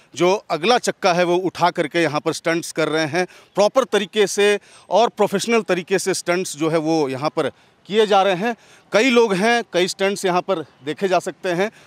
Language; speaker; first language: Hindi; native; Hindi